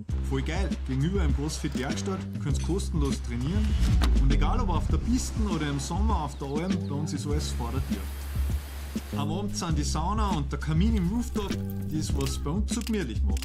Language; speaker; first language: German; native; German